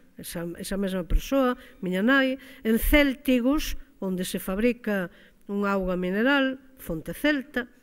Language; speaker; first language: Galician; native; Galician